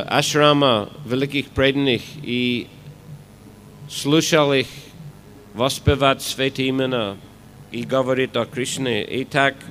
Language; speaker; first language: Russian; non-native, fluent; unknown